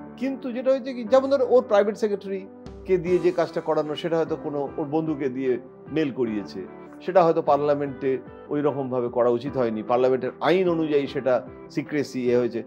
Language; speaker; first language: Bangla; native; Bangla